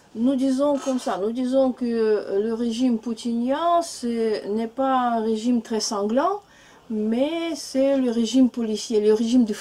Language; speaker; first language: French; non-native, learner; Russian